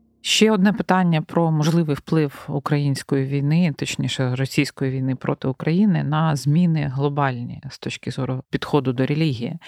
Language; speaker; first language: Ukrainian; native; Ukrainian